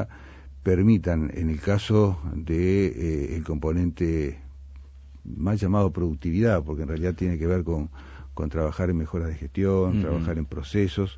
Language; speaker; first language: Spanish; native; Spanish